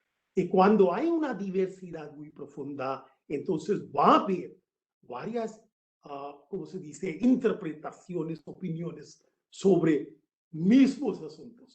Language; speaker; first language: Spanish; non-native, fluent; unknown